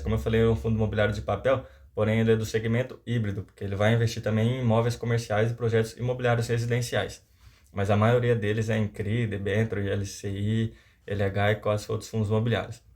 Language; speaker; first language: Portuguese; native; Portuguese